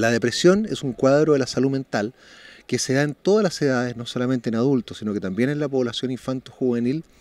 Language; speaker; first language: Spanish; native; Spanish